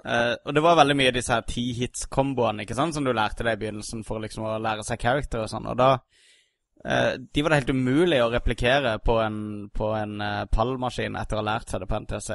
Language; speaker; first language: Norwegian; native; Norwegian